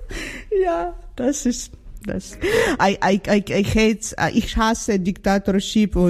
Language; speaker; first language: German; non-native, learner; Ukrainian